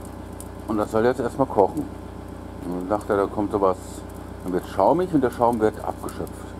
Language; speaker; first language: German; native; German